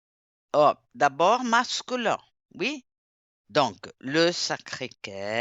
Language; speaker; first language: French; non-native, fluent; Portuguese